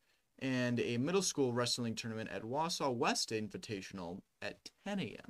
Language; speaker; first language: English; native; English